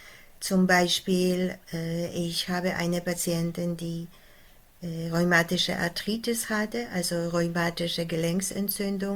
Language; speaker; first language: German; non-native, fluent; Polish